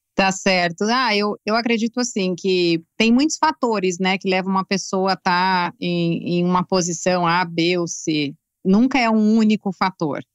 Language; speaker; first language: Portuguese; native; Portuguese